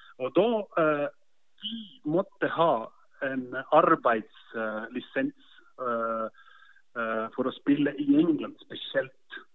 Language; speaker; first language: Norwegian; non-native, fluent; Estonian